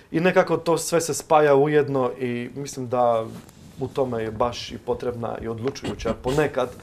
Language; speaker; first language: Croatian; non-native, fluent; Polish